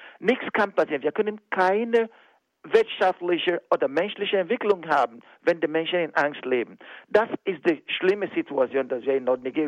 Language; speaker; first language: German; non-native, fluent; Igbo